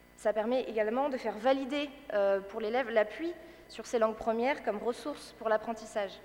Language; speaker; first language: French; native; French